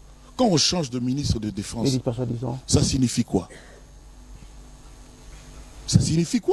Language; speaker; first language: French; non-native, local second language; Lingala